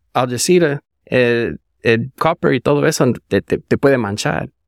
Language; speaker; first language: Spanish; early bilingual, heritage; Spanish